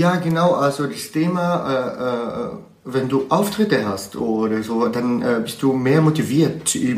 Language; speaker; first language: German; non-native, learner; Arabic